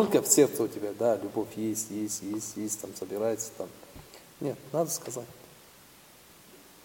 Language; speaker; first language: Russian; non-native, local second language; Tatar